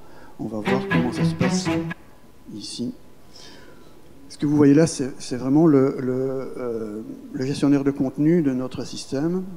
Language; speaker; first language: French; native; French